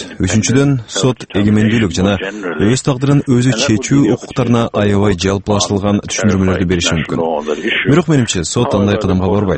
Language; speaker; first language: Kyrgyz; native; Kyrgyz